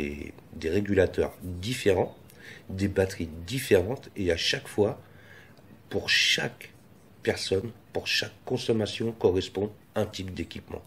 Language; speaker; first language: French; native; French